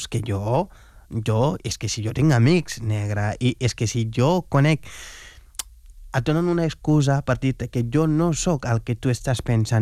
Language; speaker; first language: Catalan; non-native, fluent; Wolof